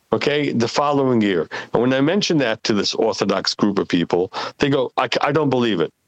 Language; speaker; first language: English; non-native, fluent; Hebrew